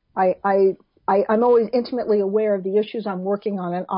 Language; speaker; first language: English; native; English